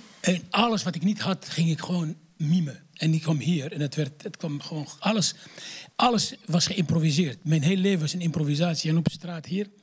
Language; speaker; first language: Dutch; non-native, fluent; Arabic